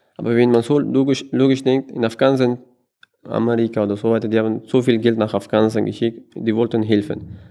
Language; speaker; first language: German; non-native, learner; Persian